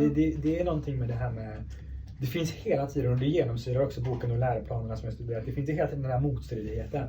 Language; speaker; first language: Swedish; early bilingual, other home language; Persian